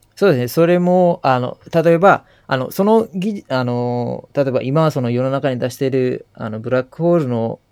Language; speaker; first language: Japanese; non-native, fluent; Sinhala